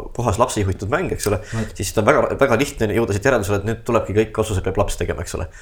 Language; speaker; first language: Estonian; native; Estonian